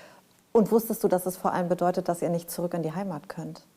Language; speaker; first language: German; native; German